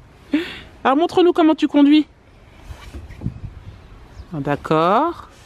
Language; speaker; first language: French; native; French